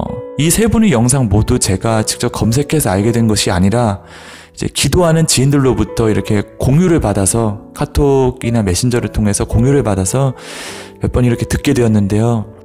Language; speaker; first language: Korean; native; Korean